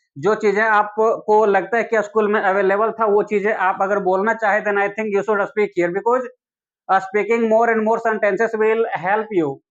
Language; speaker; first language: Hindi; native; Hindi